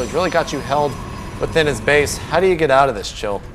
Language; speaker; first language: English; native; English